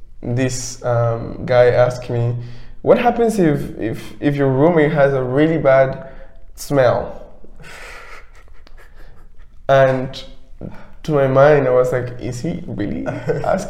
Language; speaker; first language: English; non-native, fluent; Spanish